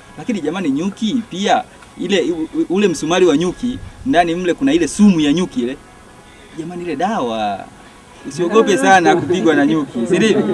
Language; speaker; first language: Swahili; native; Swahili